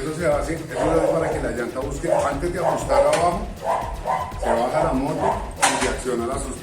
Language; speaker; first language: Spanish; native; Spanish